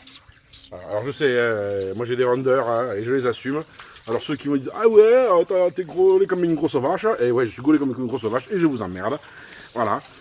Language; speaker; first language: French; native; French